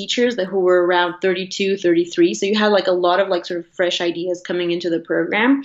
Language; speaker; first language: English; non-native, fluent; Portuguese